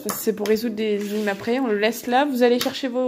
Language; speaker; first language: French; native; French